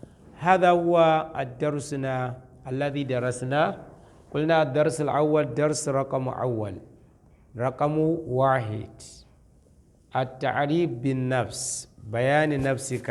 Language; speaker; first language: Arabic; non-native, fluent; Hausa